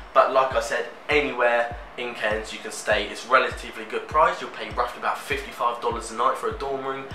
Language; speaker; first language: English; native; English